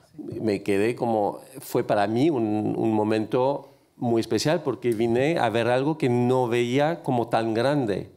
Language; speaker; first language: Spanish; non-native, fluent; French